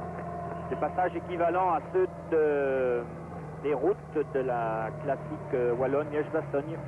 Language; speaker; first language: French; native; French